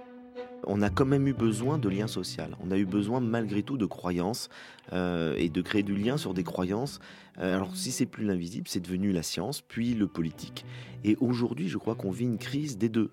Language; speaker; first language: French; native; French